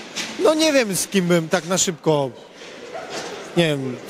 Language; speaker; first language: Polish; native; Polish